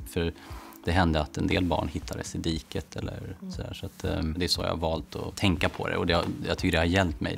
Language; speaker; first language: Swedish; native; Swedish